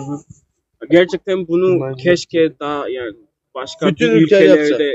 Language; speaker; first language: Turkish; non-native, learner; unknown